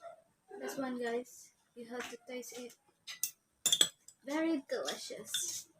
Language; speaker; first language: English; non-native, local second language; Cebuano